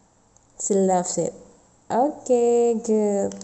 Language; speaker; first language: English; non-native, fluent; Indonesian